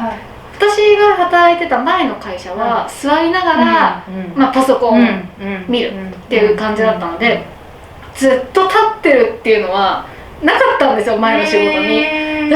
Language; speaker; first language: Japanese; native; Japanese